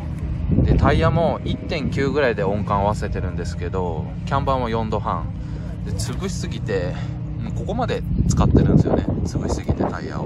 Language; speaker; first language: Japanese; native; Japanese